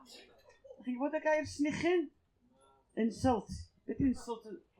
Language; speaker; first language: Welsh; native; Welsh